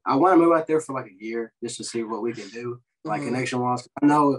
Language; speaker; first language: English; native; English